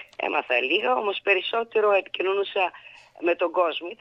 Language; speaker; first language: Greek; early bilingual, heritage; Bulgarian